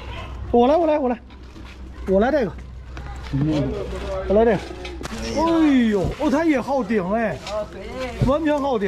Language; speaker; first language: Chinese; native; Chinese